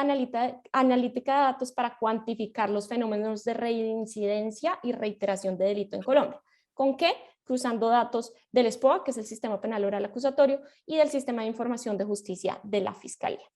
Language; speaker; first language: Spanish; native; Spanish